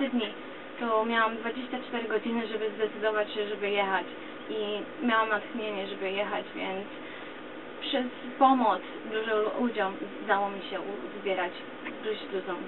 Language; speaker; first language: Polish; early bilingual, other home language; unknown